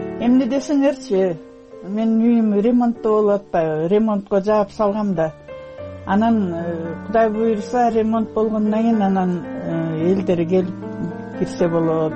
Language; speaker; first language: Kyrgyz; non-native, local second language; Russian